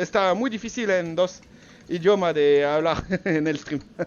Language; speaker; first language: Spanish; non-native, learner; French